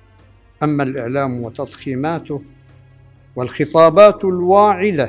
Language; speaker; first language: Arabic; native; Arabic